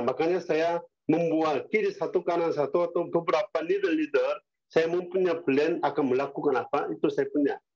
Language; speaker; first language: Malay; non-native, learner; Korean